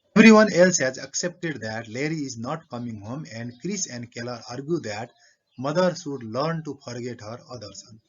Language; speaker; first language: English; non-native, local second language; Nepali